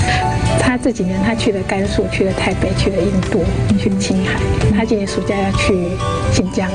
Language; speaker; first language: Chinese; native; Chinese